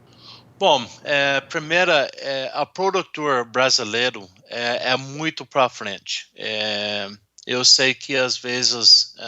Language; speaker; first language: Portuguese; non-native, fluent; English